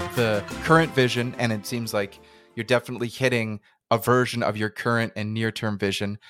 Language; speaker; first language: English; native; English